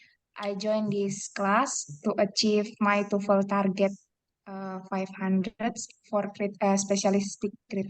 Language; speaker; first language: English; non-native, learner; Indonesian